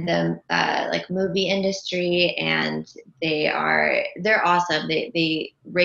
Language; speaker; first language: English; native; English